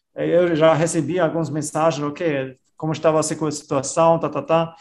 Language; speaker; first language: Portuguese; non-native, fluent; German